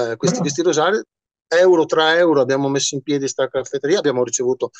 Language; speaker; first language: Italian; native; Italian